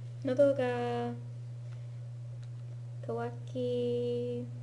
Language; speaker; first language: Japanese; non-native, learner; English